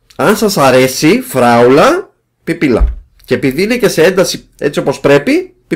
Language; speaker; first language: Greek; native; Greek